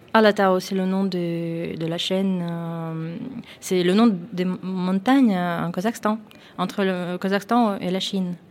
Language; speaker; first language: French; non-native, fluent; Russian